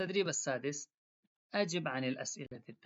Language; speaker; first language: Arabic; non-native, fluent; Pashto